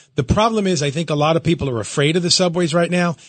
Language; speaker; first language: English; early bilingual, other home language; Italian